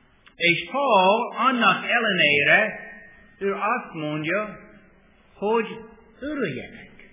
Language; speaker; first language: Hungarian; non-native, fluent; English